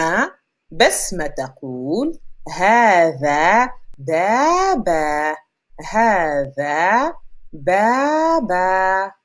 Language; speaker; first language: Arabic; non-native, fluent; French